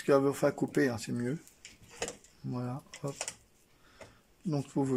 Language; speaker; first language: French; native; French